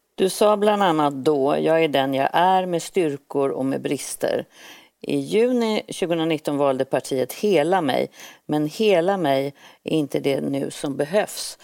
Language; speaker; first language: Swedish; native; Swedish